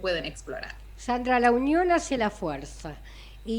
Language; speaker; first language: Spanish; native; Spanish